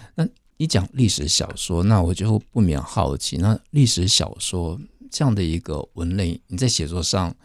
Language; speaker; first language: Chinese; native; Chinese